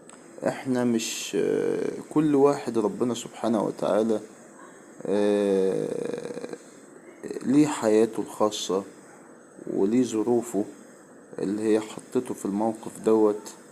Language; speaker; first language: Arabic; native; Arabic